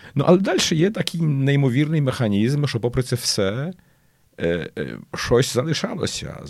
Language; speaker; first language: Ukrainian; early bilingual, heritage; Ukrainian